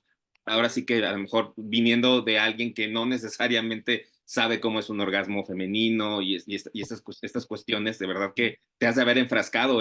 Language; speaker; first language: Spanish; native; Spanish